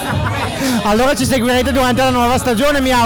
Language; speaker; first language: Italian; native; Italian